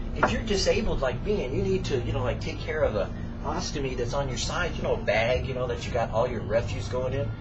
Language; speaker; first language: English; native; English